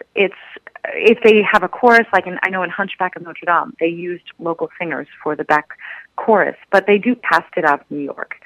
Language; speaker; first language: English; native; English